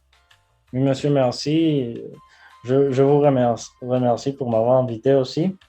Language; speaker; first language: French; non-native, fluent; Spanish